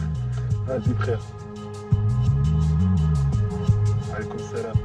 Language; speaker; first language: French; native; French